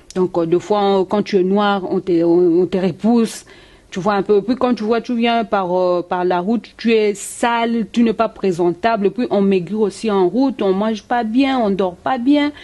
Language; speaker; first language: French; non-native, local second language; Lingala